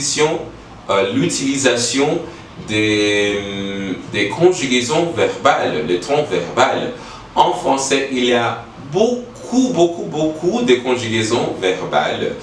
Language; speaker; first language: French; non-native, learner; English